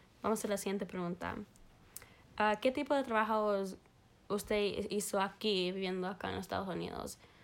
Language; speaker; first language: Spanish; early bilingual, heritage; Spanish